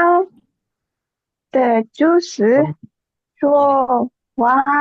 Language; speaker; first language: Chinese; non-native, learner; Indonesian